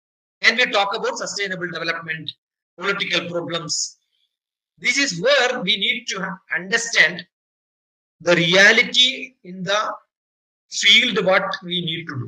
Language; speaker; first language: English; non-native, local second language; Malayalam